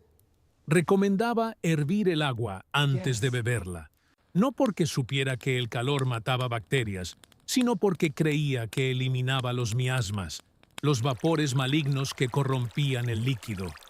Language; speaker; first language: Spanish; native; Spanish